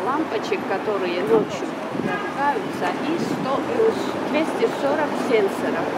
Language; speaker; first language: Russian; non-native, fluent; Georgian